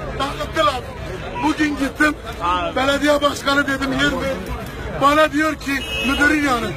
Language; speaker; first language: Turkish; native; Turkish